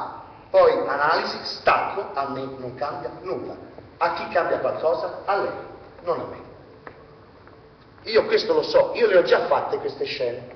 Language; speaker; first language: Italian; native; Italian